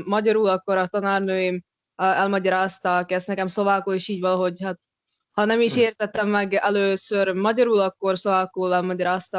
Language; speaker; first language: Hungarian; non-native, local second language; Russian